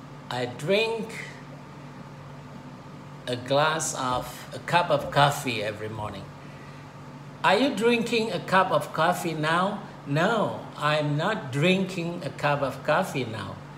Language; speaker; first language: English; non-native, fluent; Indonesian